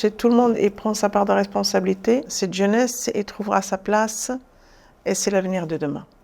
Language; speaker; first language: French; non-native, local second language; Arabic